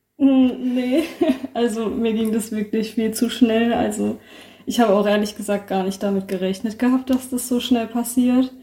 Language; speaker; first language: German; native; German